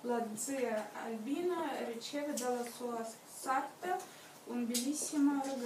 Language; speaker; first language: Italian; non-native, learner; Russian